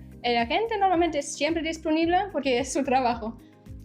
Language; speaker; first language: Spanish; non-native, fluent; German